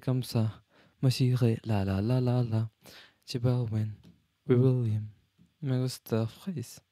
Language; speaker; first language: French; non-native, learner; English